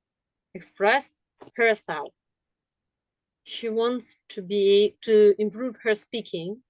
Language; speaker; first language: English; non-native, fluent; Russian